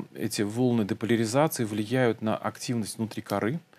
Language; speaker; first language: Russian; native; Russian